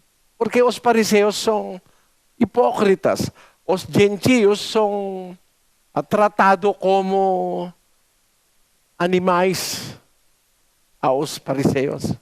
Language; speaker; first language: Portuguese; non-native, learner; Filipino